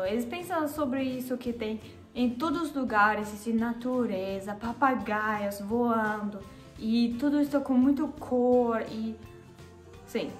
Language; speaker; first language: Portuguese; non-native, learner; German